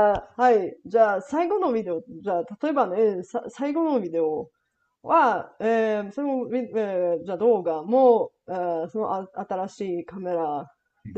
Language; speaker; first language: Japanese; non-native, learner; Bulgarian